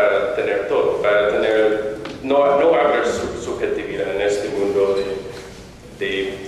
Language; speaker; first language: Spanish; non-native, fluent; English